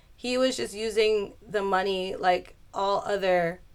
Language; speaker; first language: English; native; English